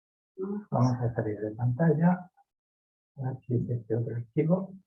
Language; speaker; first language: Spanish; native; Spanish